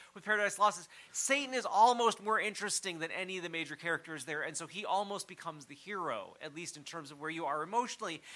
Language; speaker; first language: English; native; English